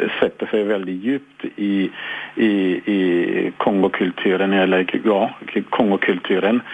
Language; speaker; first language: Swedish; non-native, fluent; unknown